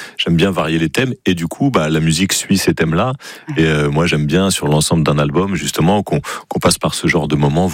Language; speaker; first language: French; native; French